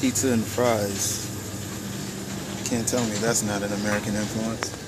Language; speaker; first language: English; native; English